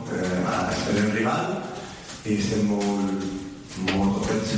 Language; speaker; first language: Catalan; non-native, local second language; Spanish